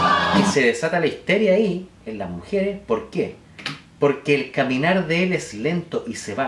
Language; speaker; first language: Spanish; native; Spanish